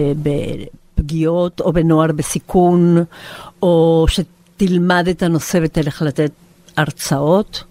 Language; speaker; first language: Hebrew; non-native, fluent; Spanish